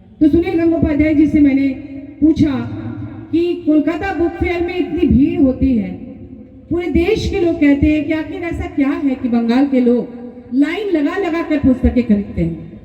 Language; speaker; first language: Hindi; non-native, local second language; Bangla